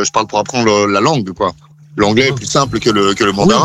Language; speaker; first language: French; native; French